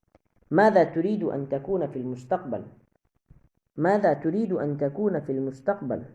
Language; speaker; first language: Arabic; non-native, fluent; Urdu